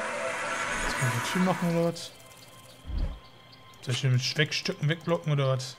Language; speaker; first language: German; native; German